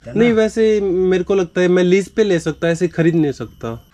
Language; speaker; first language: Hindi; native; Hindi